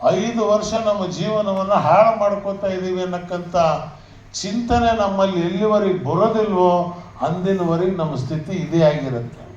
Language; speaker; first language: Kannada; non-native, local second language; Urdu